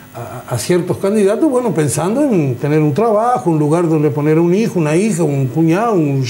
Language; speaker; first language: Spanish; native; Spanish